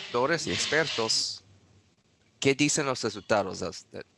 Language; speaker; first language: Spanish; non-native, learner; English